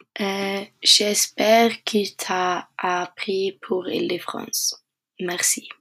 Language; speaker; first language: French; non-native, learner; Norwegian